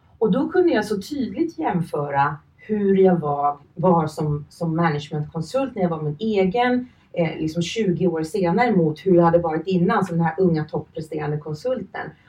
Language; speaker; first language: Swedish; early bilingual, other home language; Finnish